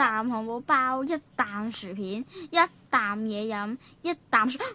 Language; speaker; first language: Chinese; native; Chinese